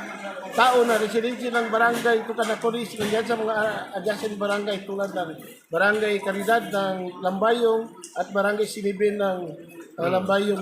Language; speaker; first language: Filipino; non-native, local second language; Maguindanaon